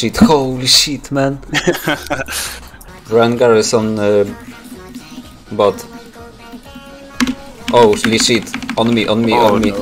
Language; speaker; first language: English; non-native, learner; Polish